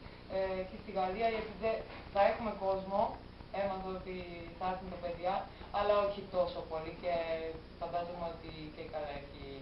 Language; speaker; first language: Greek; non-native, fluent; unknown